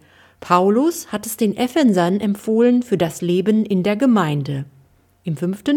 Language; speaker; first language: German; native; German